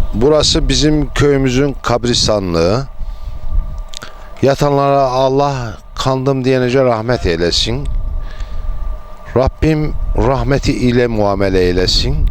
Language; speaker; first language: Turkish; native; Turkish